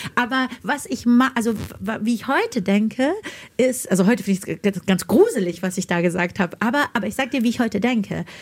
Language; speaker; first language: German; early bilingual, other home language; Persian